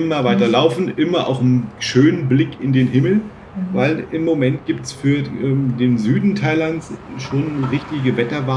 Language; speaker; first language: German; native; German